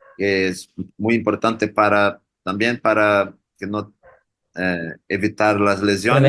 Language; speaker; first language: Spanish; non-native, learner; Portuguese